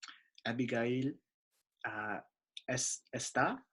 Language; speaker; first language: Spanish; non-native, learner; English